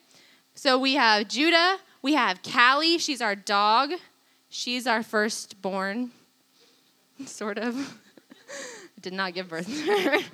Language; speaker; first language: English; native; English